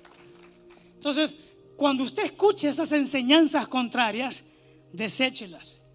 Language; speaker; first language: Spanish; native; Spanish